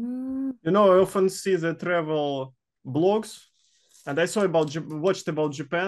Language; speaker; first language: English; non-native, fluent; Russian